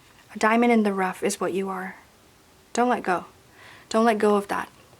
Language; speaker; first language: English; native; English